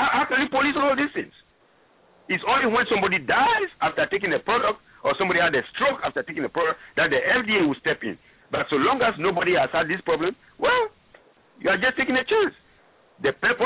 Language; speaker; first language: English; non-native, local second language; French